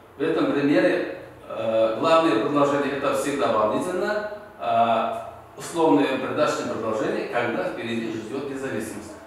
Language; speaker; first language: Russian; non-native, local second language; Uzbek